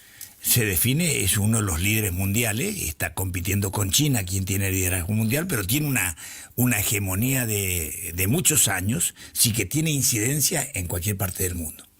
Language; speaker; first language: Spanish; native; Spanish